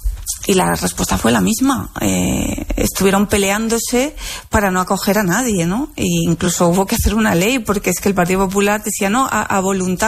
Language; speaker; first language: Spanish; native; Spanish